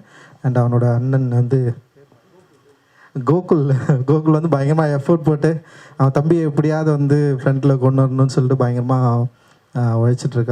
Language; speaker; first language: Tamil; native; Tamil